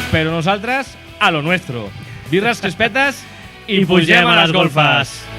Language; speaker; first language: Catalan; native; Catalan